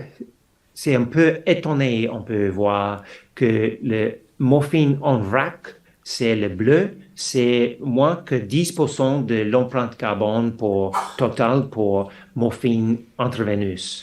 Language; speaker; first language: French; non-native, fluent; English